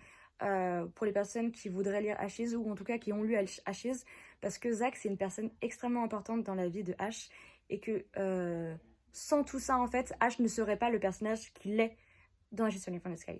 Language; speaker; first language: French; native; French